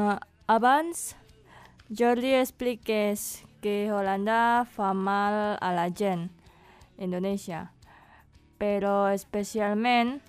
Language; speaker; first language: Catalan; non-native, learner; Indonesian